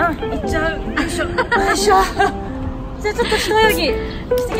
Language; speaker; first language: Japanese; native; Japanese